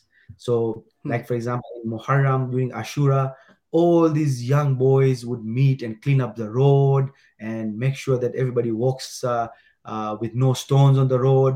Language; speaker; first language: English; non-native, local second language; Gujarati